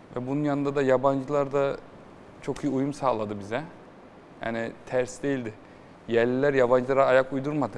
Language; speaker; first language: Turkish; early bilingual, heritage; Turkish